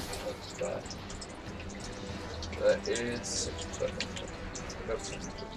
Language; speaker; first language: English; native; English